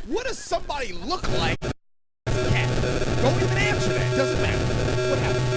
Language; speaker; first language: English; native; English